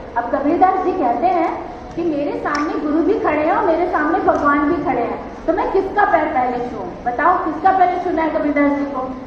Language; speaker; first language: Hindi; native; Hindi